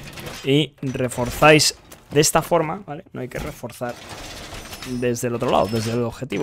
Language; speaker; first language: Spanish; native; Spanish